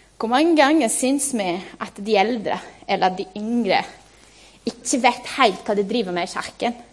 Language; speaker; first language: Norwegian; non-native, fluent; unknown